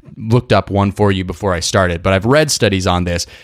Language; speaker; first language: English; native; English